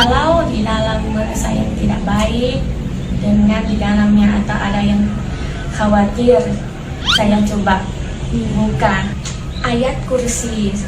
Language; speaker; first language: Indonesian; non-native, learner; Thai